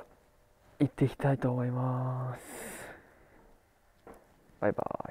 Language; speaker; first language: Japanese; native; Japanese